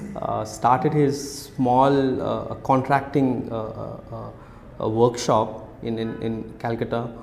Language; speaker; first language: English; non-native, local second language; Odia